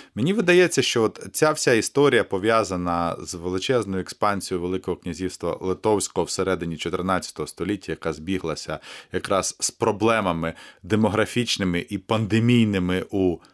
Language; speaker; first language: Ukrainian; native; Ukrainian